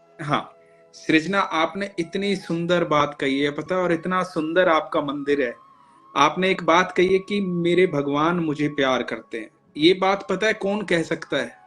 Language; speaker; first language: Hindi; native; Hindi